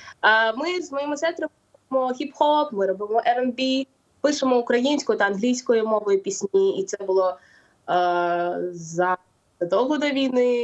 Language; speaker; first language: Ukrainian; non-native, local second language; Russian